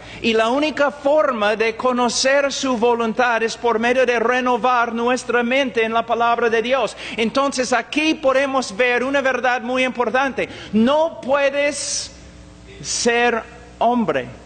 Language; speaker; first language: Spanish; non-native, fluent; English